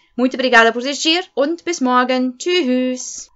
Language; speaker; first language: Portuguese; native; Portuguese